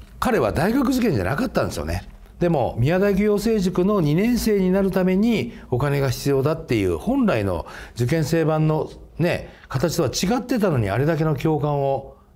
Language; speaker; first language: Japanese; native; Japanese